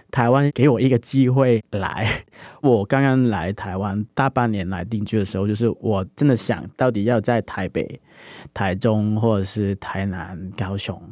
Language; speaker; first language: Chinese; non-native, local second language; Cantonese